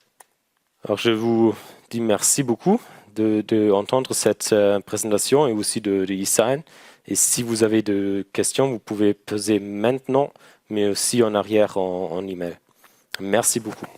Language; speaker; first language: French; non-native, learner; German